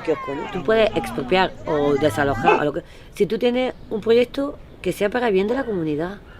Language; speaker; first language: Spanish; native; Spanish